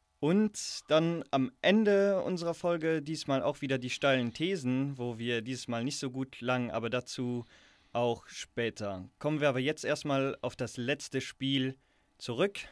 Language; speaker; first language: German; native; German